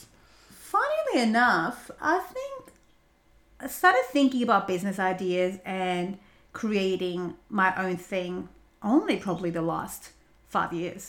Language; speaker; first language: English; non-native, fluent; Greek